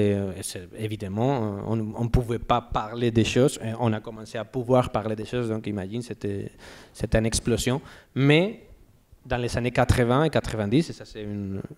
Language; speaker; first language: French; non-native, learner; Spanish